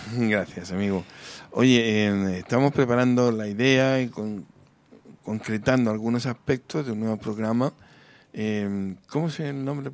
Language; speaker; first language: Spanish; native; Spanish